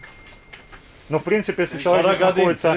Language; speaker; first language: Russian; native; Russian